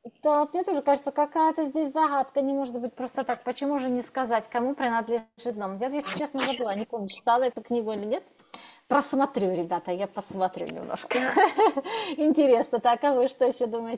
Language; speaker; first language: Russian; native; Russian